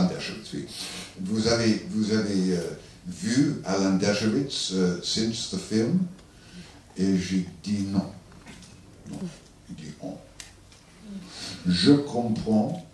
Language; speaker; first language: French; non-native, learner; English